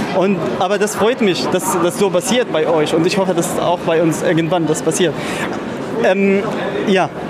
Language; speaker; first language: German; non-native, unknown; Arabic